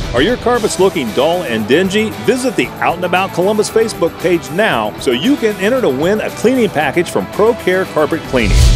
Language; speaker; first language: English; native; English